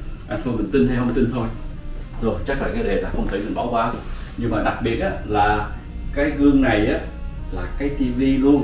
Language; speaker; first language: Vietnamese; native; Vietnamese